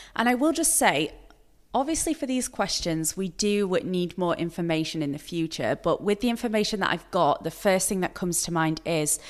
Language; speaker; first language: English; native; English